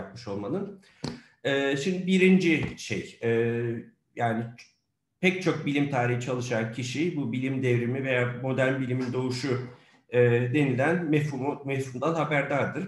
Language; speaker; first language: Turkish; native; Turkish